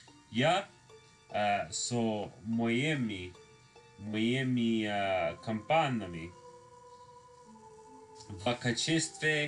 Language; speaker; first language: Russian; non-native, learner; English